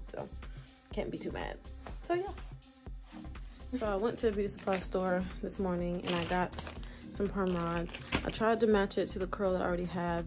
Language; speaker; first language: English; native; English